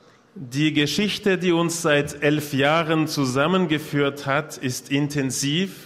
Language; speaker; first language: German; non-native, local second language; French